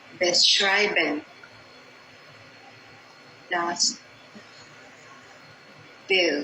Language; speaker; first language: German; non-native, learner; Thai